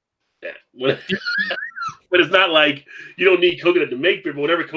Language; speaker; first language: English; native; English